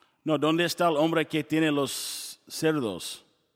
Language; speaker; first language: Spanish; non-native, learner; English